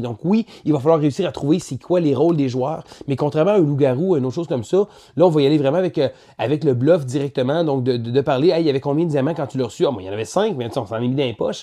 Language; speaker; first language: French; native; French